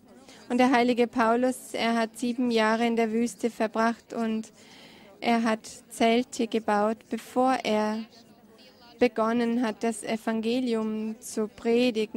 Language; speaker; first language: German; non-native, fluent; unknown